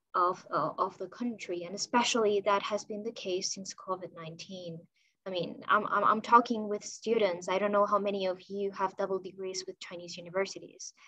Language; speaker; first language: English; non-native, fluent; Chinese